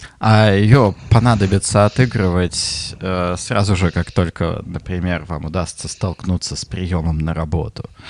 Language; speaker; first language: Russian; native; Russian